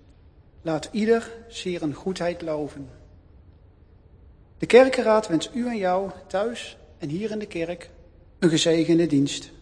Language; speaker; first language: Dutch; native; Dutch